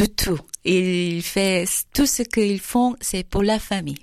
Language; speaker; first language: French; non-native, fluent; Korean